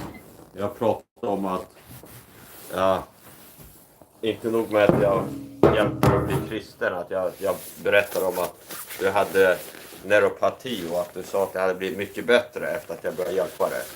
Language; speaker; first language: Swedish; non-native, fluent; English